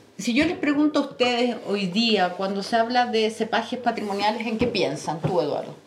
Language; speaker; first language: Spanish; native; Spanish